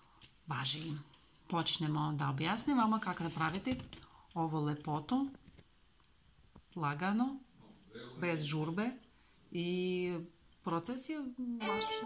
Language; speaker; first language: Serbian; non-native, learner; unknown